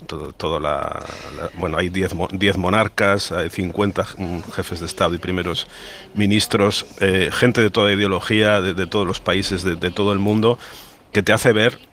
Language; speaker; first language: Spanish; native; Spanish